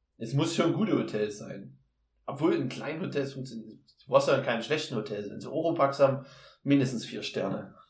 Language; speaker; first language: German; native; German